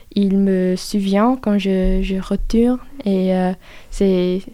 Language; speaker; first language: French; non-native, fluent; English